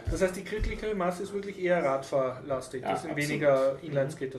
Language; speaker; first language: German; native; German